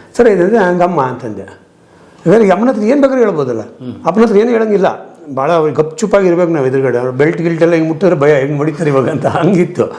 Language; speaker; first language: Kannada; non-native, local second language; Konkani